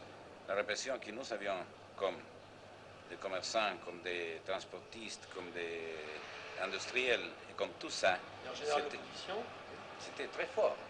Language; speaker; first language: French; non-native, fluent; Spanish